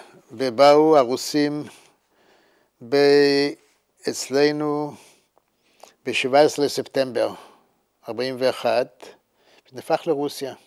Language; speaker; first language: Hebrew; non-native, fluent; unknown